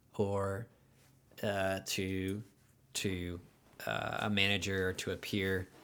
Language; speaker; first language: English; native; English